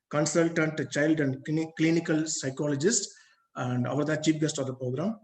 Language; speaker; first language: English; non-native, local second language; Tamil